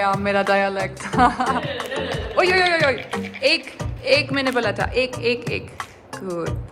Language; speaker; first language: Hindi; non-native, learner; German